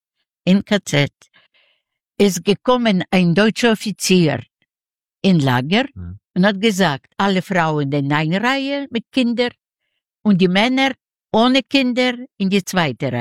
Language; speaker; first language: German; non-native, learner; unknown